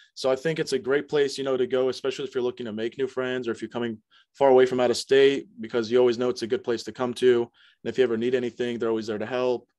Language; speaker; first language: English; native; English